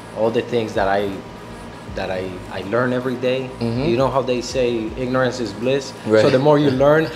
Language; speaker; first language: English; non-native, fluent; Spanish